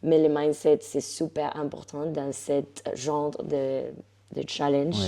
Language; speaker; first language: French; non-native, fluent; Spanish